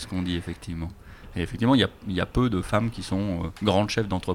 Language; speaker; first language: French; native; French